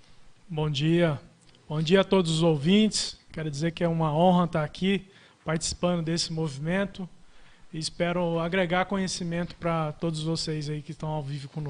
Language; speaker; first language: Portuguese; native; Portuguese